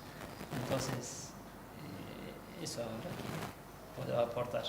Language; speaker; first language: Spanish; non-native, learner; Turkish